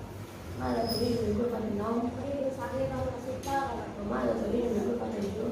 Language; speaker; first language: Arabic; non-native, learner; Indonesian